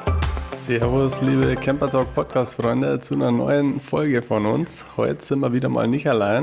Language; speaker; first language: German; native; German